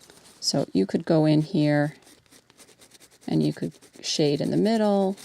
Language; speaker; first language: English; native; English